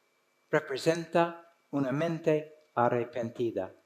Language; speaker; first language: Spanish; non-native, fluent; English